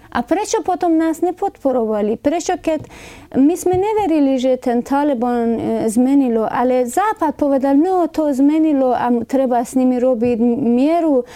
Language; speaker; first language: Slovak; non-native, fluent; Persian